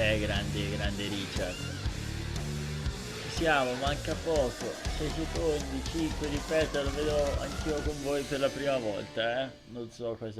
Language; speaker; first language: Italian; native; Italian